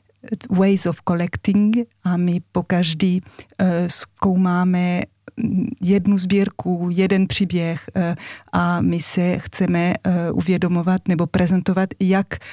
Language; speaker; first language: Czech; non-native, fluent; French